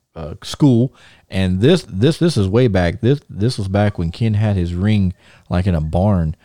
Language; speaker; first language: English; native; English